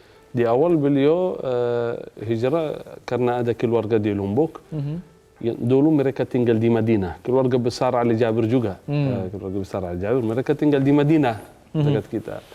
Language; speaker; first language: Indonesian; non-native, fluent; Arabic